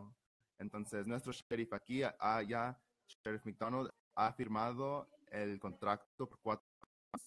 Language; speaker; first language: Spanish; early bilingual, heritage; Spanish